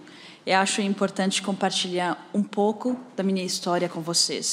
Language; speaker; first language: Portuguese; non-native, fluent; Arabic